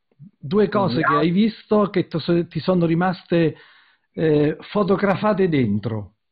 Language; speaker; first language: Italian; native; Italian